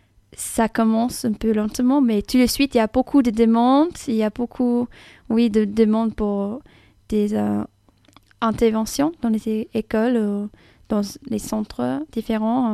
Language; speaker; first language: French; non-native, fluent; English